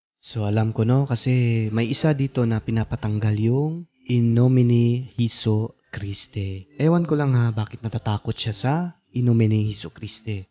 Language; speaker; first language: Filipino; non-native, local second language; Cebuano